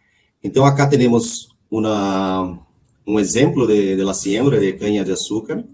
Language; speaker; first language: Spanish; non-native, learner; Portuguese